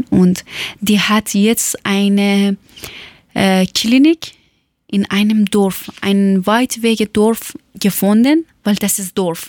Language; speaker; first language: German; non-native, learner; Persian